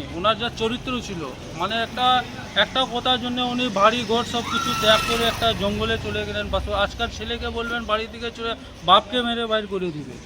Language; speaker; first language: Bangla; non-native, local second language; Urdu